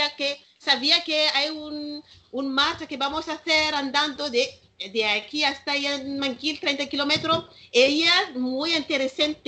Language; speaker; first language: Spanish; non-native, learner; Malagasy